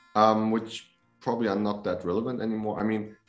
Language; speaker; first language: English; non-native, fluent; Polish